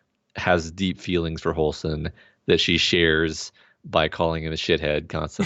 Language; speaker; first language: English; native; English